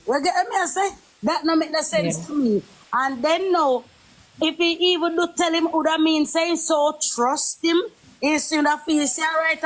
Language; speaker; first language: English; native; English